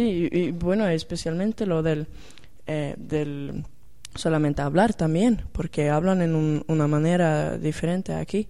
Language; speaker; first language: Spanish; non-native, learner; Swedish